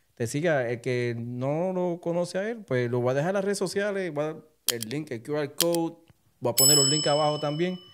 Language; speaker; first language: Spanish; native; Spanish